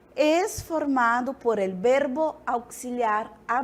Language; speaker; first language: Spanish; non-native, fluent; Portuguese